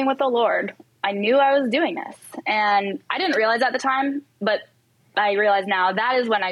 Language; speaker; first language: English; native; English